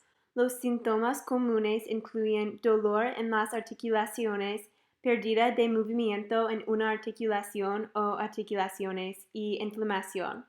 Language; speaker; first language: Spanish; non-native, fluent; English